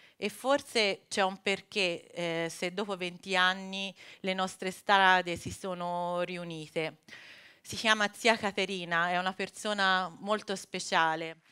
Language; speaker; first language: Italian; native; Italian